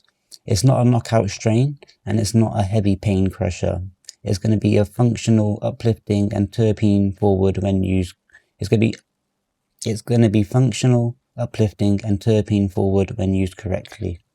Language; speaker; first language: English; native; English